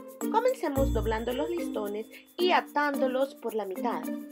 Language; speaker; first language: Spanish; native; Spanish